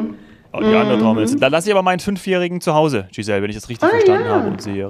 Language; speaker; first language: German; native; German